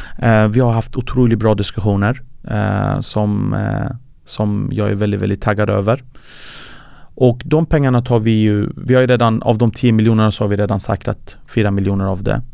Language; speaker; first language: Swedish; early bilingual, other home language; Persian